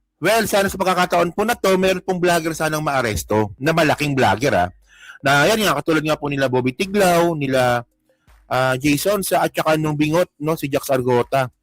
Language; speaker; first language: Filipino; native; Filipino